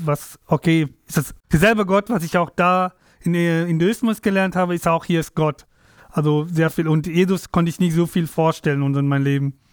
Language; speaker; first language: German; non-native, fluent; Tamil